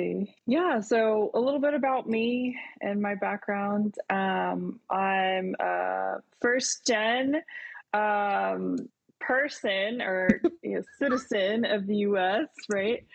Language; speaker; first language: English; early bilingual, other home language; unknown